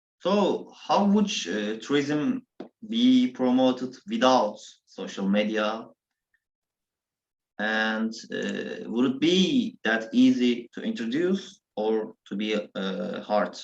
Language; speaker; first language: English; non-native, learner; Turkish